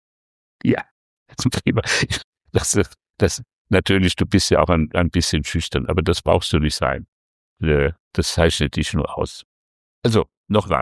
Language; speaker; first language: German; native; German